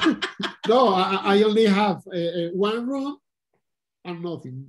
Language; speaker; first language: English; non-native, learner; Spanish